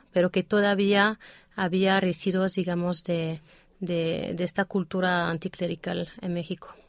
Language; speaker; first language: Spanish; non-native, fluent; French